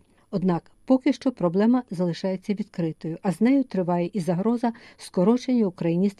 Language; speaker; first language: Ukrainian; native; Ukrainian